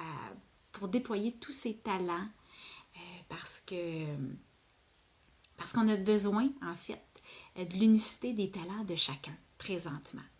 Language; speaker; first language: French; native; French